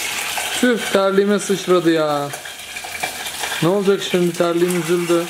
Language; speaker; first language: Turkish; native; Turkish